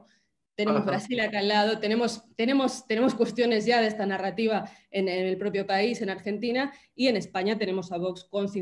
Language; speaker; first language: Spanish; native; Spanish